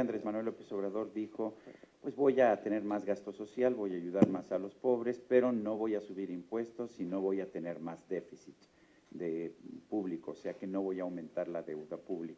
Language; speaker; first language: Spanish; native; Spanish